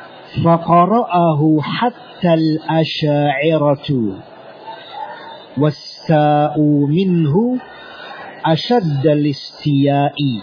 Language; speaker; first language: Arabic; non-native, fluent; Indonesian